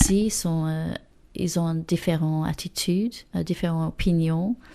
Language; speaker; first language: French; non-native, fluent; English